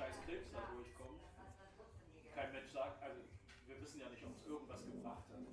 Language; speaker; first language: German; native; German